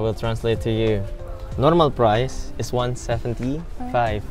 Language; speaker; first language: English; non-native, fluent; Indonesian